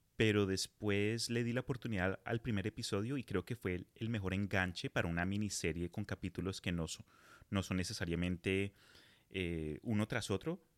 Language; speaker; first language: Spanish; early bilingual, heritage; Spanish